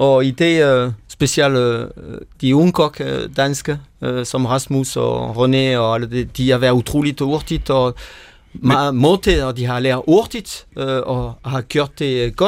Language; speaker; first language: Danish; non-native, fluent; French